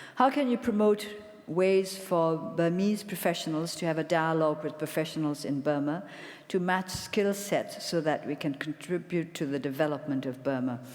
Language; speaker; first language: English; non-native, fluent; Burmese